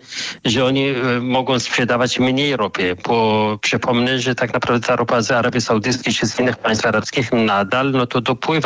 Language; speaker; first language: Polish; non-native, fluent; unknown